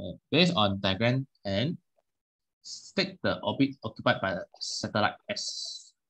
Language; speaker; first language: English; non-native, local second language; Chinese